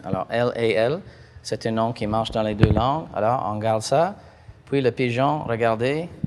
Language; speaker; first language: French; non-native, fluent; English